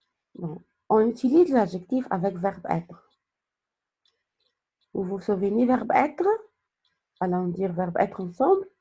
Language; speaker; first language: French; non-native, fluent; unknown